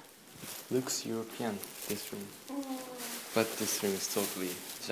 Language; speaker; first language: English; non-native, learner; Japanese